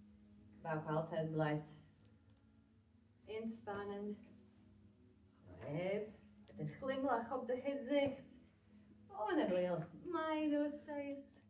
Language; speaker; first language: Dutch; non-native, fluent; Latvian